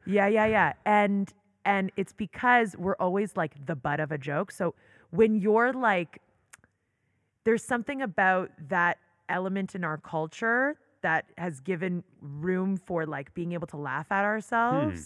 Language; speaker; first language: English; early bilingual, other home language; Hebrew